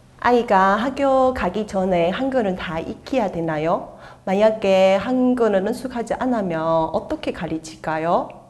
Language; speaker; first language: Korean; non-native, fluent; Chinese